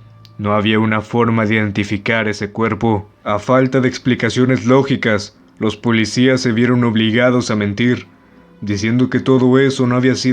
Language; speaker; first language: Spanish; native; Spanish